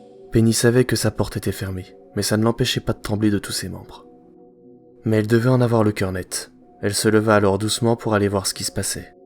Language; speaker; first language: French; native; French